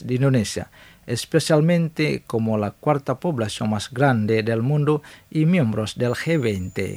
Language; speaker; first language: Spanish; non-native, fluent; Indonesian